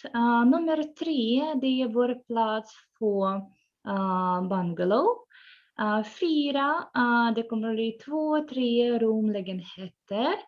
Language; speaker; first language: Swedish; non-native, fluent; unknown